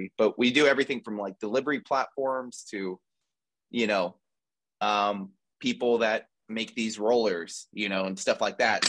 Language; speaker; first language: English; native; English